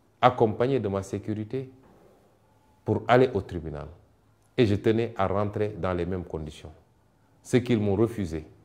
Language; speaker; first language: French; non-native, local second language; Wolof